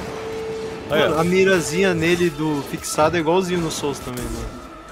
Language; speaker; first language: Portuguese; native; Portuguese